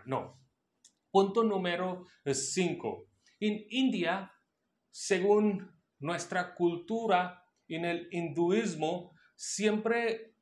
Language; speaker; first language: Spanish; non-native, local second language; Hindi